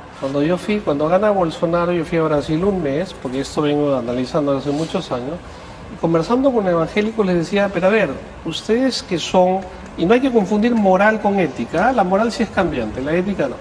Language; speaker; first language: Spanish; native; Spanish